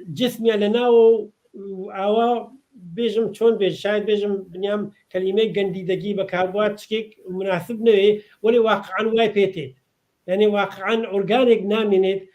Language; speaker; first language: Central Kurdish; native; Central Kurdish